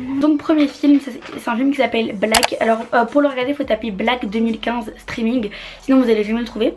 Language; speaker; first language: French; native; French